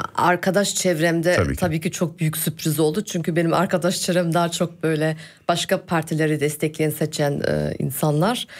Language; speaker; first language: Turkish; early bilingual, heritage; Turkish